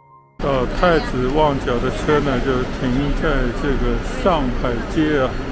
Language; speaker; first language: Chinese; native; Chinese